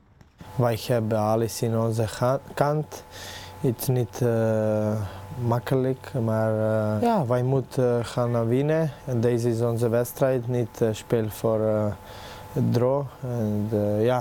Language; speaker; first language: Dutch; non-native, learner; Serbian